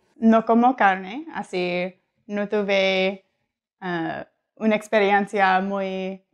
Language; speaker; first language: Spanish; non-native, learner; English